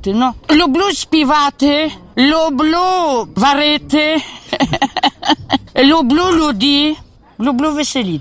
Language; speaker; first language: Polish; non-native, local second language; Ukrainian